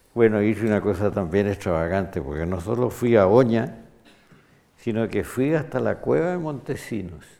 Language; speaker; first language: Spanish; native; Spanish